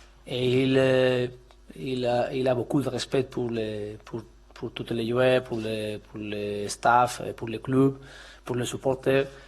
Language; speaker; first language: French; non-native, learner; Spanish